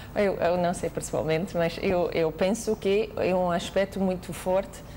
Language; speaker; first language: Portuguese; non-native, fluent; English